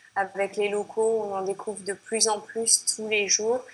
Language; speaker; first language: French; native; French